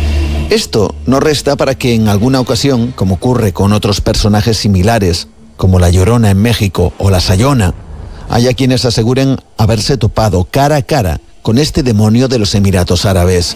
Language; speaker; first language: Spanish; native; Spanish